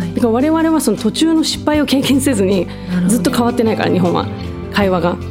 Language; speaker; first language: Japanese; native; Japanese